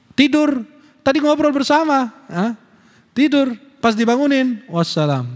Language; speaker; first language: Indonesian; non-native, fluent; Arabic